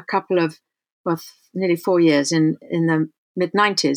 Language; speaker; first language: English; native; English